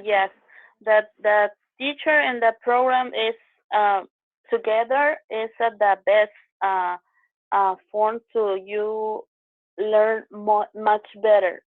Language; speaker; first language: English; non-native, learner; Spanish